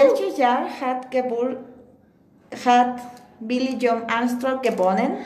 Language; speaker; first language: German; non-native, learner; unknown